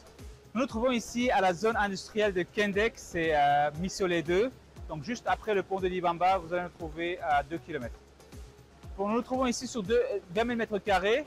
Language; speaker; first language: French; non-native, local second language; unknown